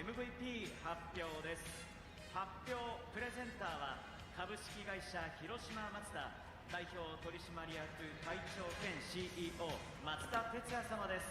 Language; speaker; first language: Japanese; native; Japanese